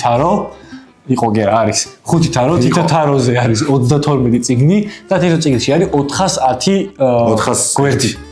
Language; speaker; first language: Georgian; native; Georgian